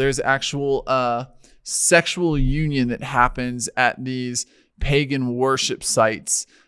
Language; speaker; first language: English; native; English